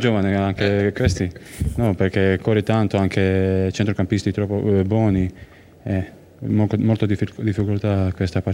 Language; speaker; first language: Italian; non-native, learner; Croatian